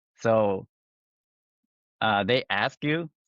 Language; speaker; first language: English; non-native, fluent; Japanese